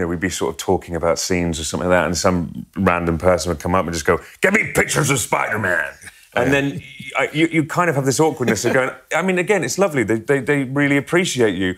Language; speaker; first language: English; native; English